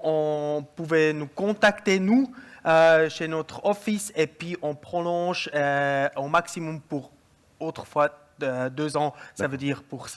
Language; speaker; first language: French; non-native, local second language; German